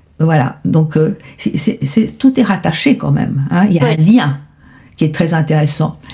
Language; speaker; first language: French; non-native, fluent; Spanish